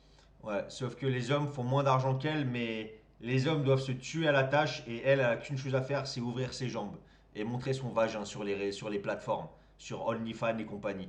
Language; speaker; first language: French; native; French